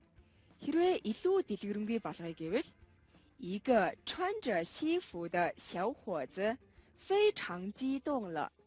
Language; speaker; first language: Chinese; non-native, fluent; Mongolian